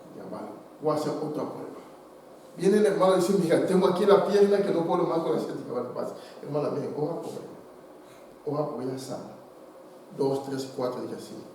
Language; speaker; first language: Spanish; non-native, fluent; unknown